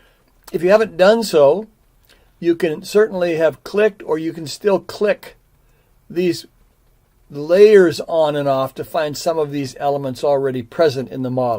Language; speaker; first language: English; native; English